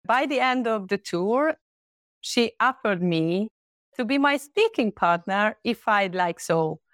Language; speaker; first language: English; non-native, fluent; Hungarian